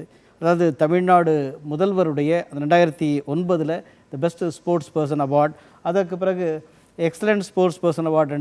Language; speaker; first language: Tamil; native; Tamil